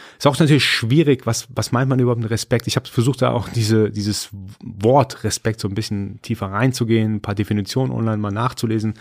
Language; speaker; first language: German; early bilingual, other home language; Persian